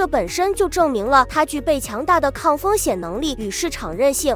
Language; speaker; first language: Chinese; native; Chinese